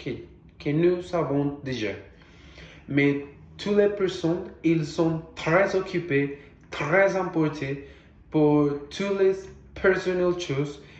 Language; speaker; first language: French; non-native, learner; Portuguese